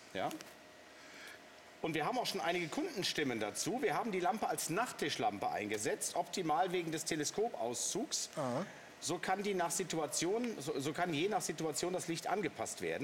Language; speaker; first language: German; native; German